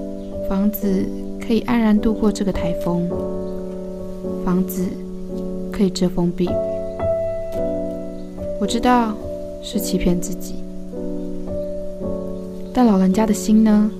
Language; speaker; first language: Chinese; native; Chinese